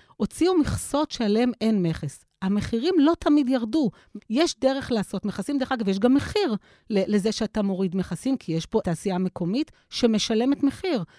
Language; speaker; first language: Hebrew; native; Hebrew